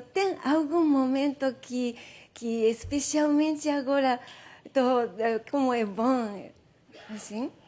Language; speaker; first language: Portuguese; non-native, fluent; Japanese